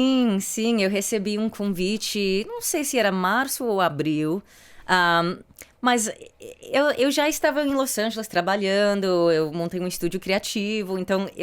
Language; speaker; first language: Portuguese; early bilingual, heritage; English